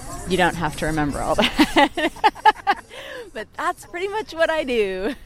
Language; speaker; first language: English; native; English